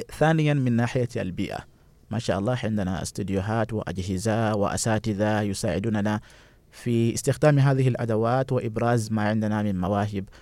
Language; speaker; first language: Arabic; non-native, fluent; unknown